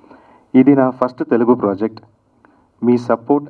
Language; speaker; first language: Telugu; non-native, learner; Kannada